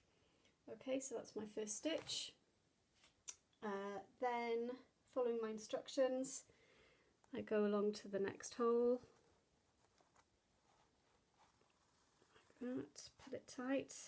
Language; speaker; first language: English; native; English